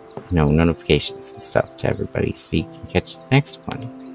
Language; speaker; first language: English; native; English